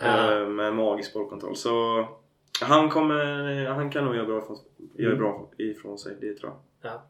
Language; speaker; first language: Swedish; native; Swedish